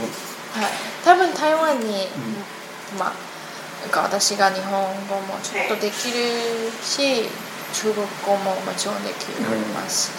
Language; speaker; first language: Japanese; non-native, learner; Chinese